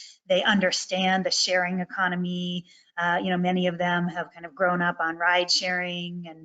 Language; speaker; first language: English; native; English